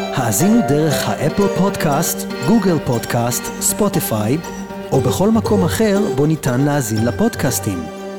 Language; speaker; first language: Hebrew; native; Hebrew